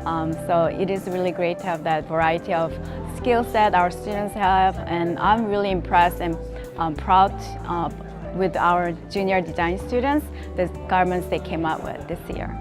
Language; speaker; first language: English; non-native, fluent; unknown